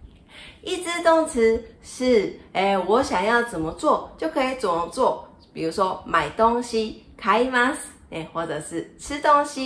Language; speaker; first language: Chinese; non-native, fluent; Japanese